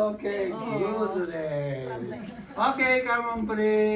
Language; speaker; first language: English; non-native, learner; Japanese